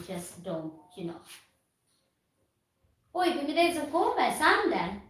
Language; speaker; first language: Swedish; non-native, fluent; Filipino